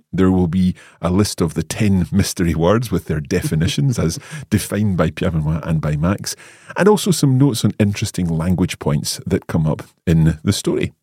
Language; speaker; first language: English; native; English